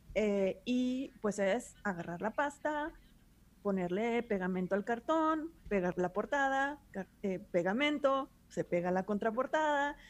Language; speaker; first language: Spanish; native; Spanish